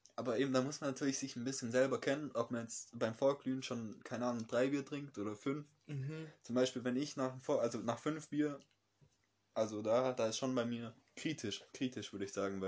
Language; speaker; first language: German; native; German